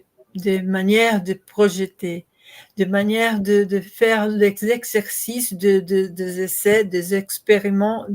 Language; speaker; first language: French; non-native, learner; Portuguese